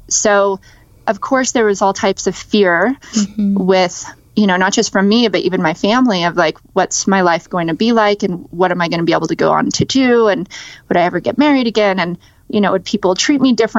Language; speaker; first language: English; native; English